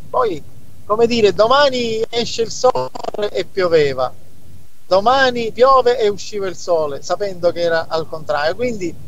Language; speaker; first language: Italian; native; Italian